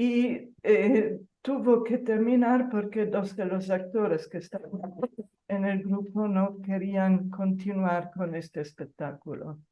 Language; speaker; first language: Spanish; non-native, fluent; Italian